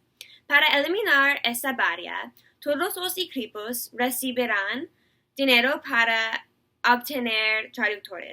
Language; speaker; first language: Spanish; non-native, learner; English